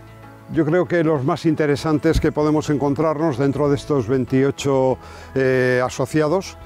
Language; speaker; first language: Spanish; native; Spanish